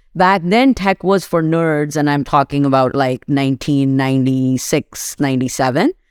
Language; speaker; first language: English; non-native, local second language; Urdu